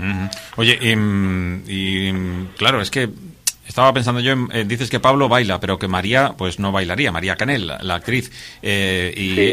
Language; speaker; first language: Spanish; native; Spanish